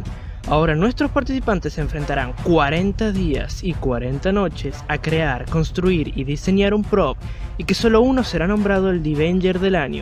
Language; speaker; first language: Spanish; native; Spanish